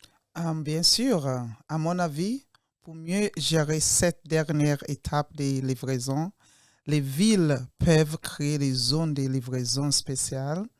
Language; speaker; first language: French; non-native, learner; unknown